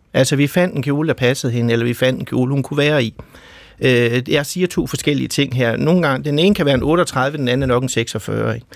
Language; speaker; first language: Danish; native; Danish